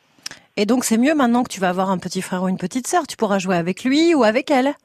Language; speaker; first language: French; native; French